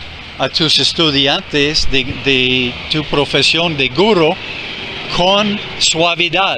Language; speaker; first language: Spanish; non-native, fluent; English